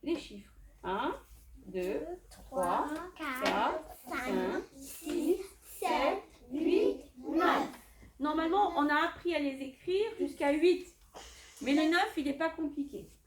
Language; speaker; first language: French; native; French